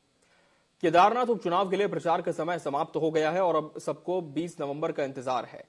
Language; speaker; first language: Hindi; native; Hindi